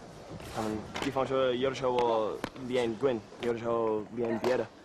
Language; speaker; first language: Chinese; non-native, learner; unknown